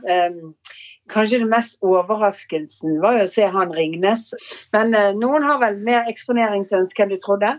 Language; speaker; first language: Norwegian; native; Norwegian